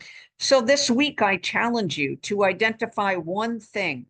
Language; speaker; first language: English; native; English